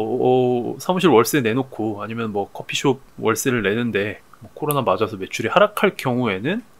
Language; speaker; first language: Korean; native; Korean